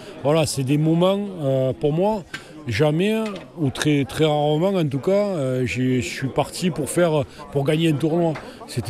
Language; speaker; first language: French; native; French